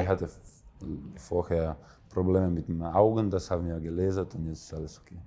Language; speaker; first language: German; non-native, fluent; Croatian